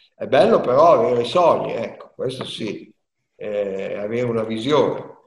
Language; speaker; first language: Italian; native; Italian